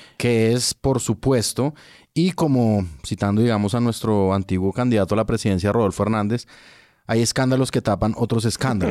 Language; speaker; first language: Spanish; native; Spanish